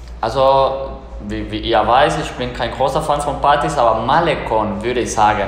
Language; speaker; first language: German; non-native, fluent; Spanish